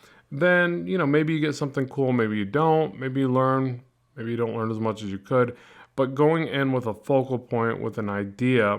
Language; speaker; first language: English; native; English